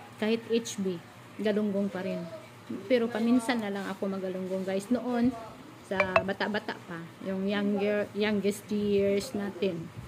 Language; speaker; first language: Filipino; non-native, local second language; Cebuano